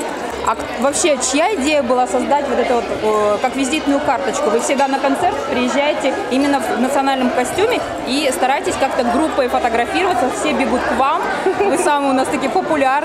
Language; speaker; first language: Russian; native; Russian